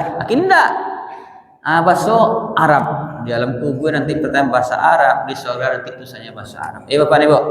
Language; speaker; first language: Malay; non-native, local second language; Minangkabau